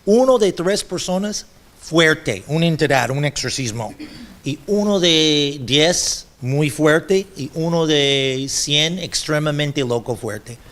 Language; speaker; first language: Spanish; non-native, learner; English